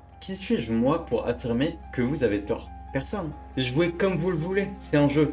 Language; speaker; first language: French; native; French